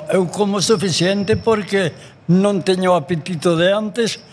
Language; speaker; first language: Spanish; non-native, local second language; Galician